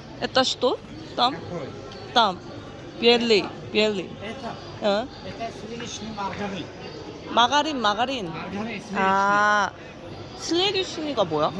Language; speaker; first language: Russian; non-native, learner; Korean